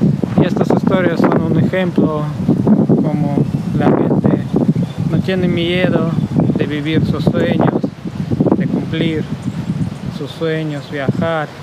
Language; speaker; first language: Spanish; non-native, fluent; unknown